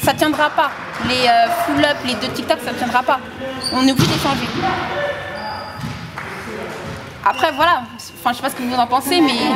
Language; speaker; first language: French; native; French